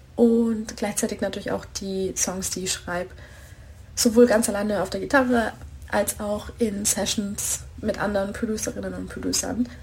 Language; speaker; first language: German; native; German